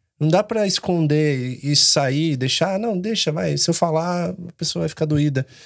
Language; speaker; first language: Portuguese; native; Portuguese